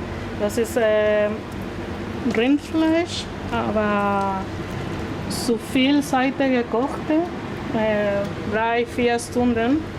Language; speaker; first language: German; non-native, learner; Spanish